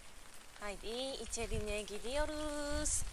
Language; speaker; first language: Turkish; non-native, learner; Japanese